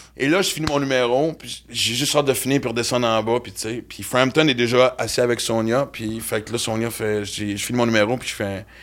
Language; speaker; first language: French; native; French